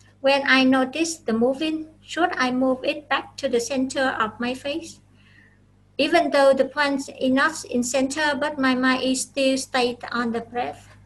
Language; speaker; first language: English; non-native, fluent; Vietnamese